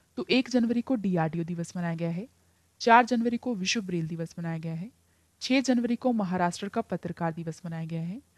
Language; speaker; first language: Hindi; native; Hindi